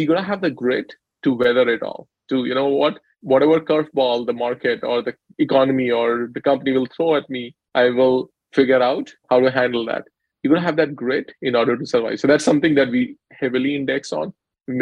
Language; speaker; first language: English; non-native, local second language; Hindi